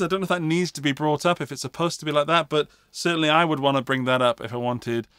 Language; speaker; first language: English; native; English